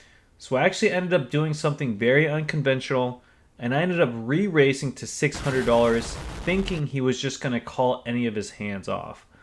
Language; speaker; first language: English; native; English